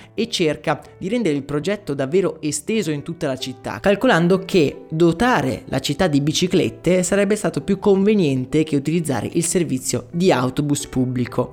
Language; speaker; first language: Italian; native; Italian